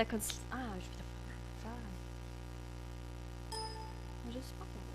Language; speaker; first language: French; non-native, learner; Russian